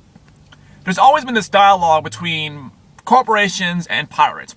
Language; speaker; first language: English; native; English